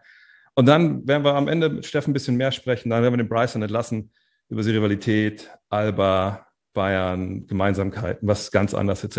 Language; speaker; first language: German; native; German